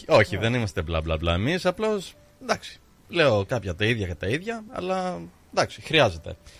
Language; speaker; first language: Greek; early bilingual, other home language; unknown